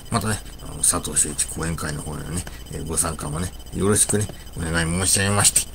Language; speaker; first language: Japanese; native; Japanese